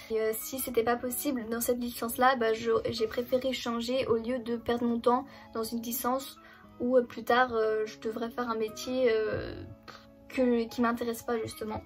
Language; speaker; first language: French; early bilingual, other home language; German